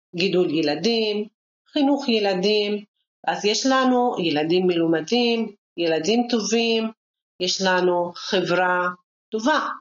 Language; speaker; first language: Hebrew; non-native, local second language; Arabic